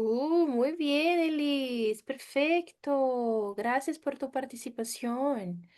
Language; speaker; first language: Spanish; non-native, fluent; Portuguese